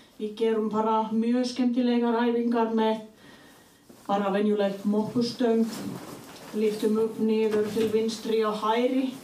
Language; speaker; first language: Icelandic; non-native, fluent; Swedish